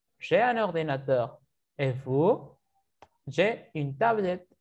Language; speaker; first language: French; non-native, fluent; Spanish